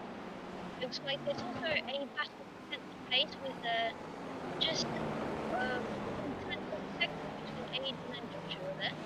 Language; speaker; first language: English; native; English